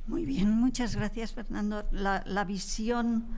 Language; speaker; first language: Spanish; non-native, local second language; Catalan